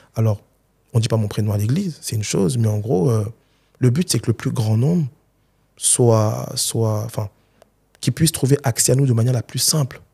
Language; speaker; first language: French; early bilingual, other home language; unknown